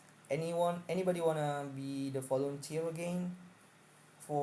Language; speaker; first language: English; non-native, fluent; Indonesian